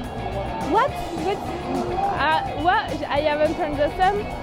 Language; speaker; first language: English; non-native, learner; French